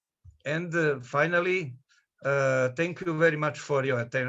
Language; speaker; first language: English; non-native, learner; Serbian